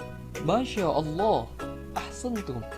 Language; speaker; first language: Arabic; non-native, fluent; Indonesian